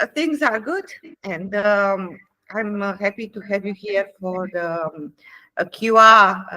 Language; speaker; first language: English; non-native, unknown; Romanian